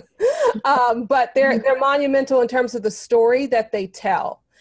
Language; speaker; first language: English; native; English